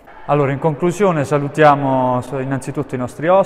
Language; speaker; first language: Italian; native; Italian